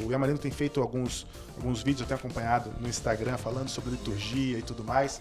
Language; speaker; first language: Portuguese; native; Portuguese